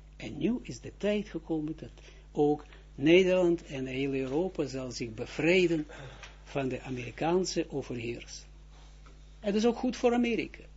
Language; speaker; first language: Dutch; non-native, fluent; Russian